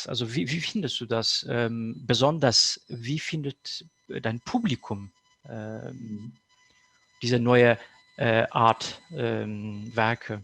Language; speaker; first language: German; non-native, fluent; Kurdish